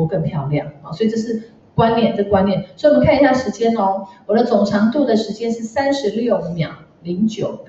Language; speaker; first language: Chinese; native; Chinese